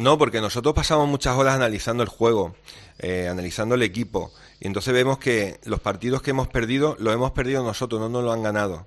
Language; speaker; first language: Spanish; native; Spanish